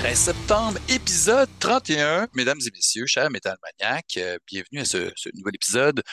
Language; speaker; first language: French; native; French